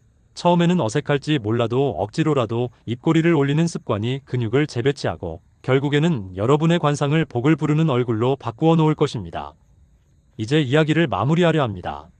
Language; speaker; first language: Korean; native; Korean